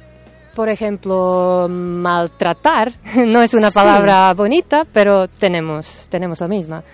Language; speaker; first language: Spanish; non-native, fluent; Serbian